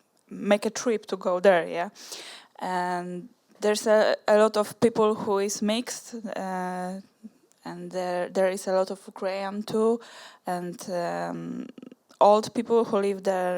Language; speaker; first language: English; non-native, learner; Polish